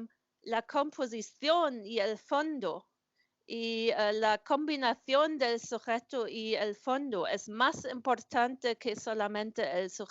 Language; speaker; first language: Spanish; non-native, learner; German